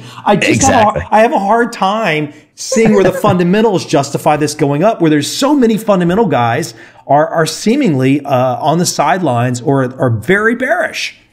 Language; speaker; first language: English; native; English